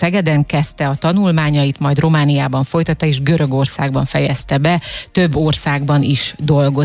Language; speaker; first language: Hungarian; native; Hungarian